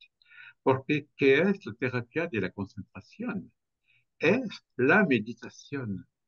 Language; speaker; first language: Spanish; non-native, fluent; French